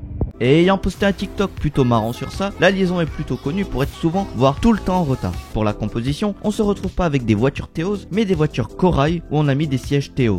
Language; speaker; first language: French; native; French